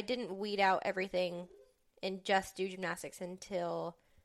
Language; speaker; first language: English; native; English